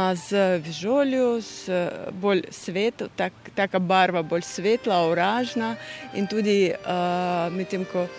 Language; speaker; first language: Slovenian; non-native, fluent; Russian